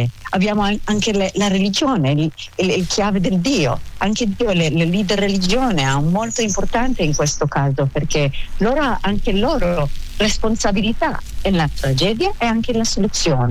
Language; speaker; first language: Italian; non-native, learner; Hebrew